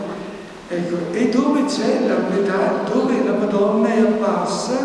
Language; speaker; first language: Italian; native; Italian